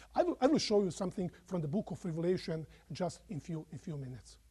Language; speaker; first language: English; non-native, fluent; Croatian